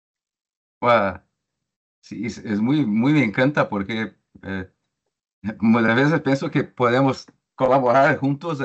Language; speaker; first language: Spanish; non-native, learner; Portuguese